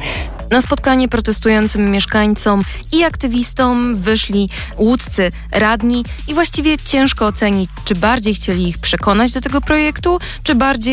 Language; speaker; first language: Polish; native; Polish